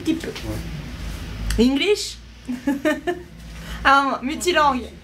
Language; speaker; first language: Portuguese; early bilingual, heritage; Portuguese